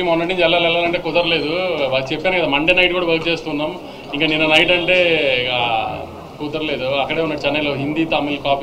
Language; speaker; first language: Telugu; native; Telugu